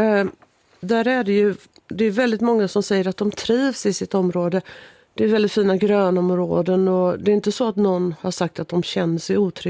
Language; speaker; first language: Swedish; native; Swedish